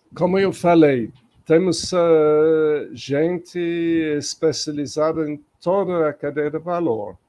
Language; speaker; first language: Portuguese; non-native, fluent; English